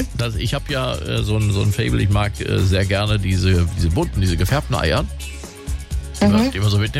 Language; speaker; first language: German; native; German